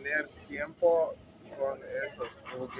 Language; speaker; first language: Spanish; non-native, learner; English